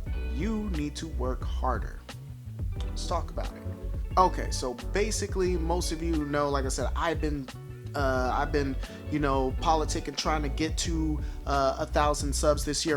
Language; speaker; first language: English; native; English